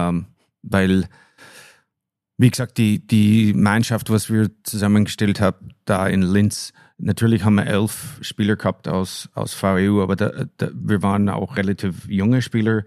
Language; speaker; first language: German; non-native, fluent; English